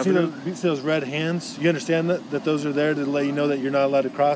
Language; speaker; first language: English; native; English